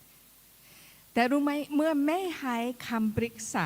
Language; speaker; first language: Thai; non-native, fluent; English